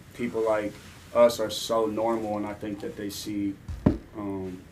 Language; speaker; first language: English; native; English